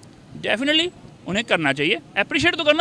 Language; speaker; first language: Hindi; native; Hindi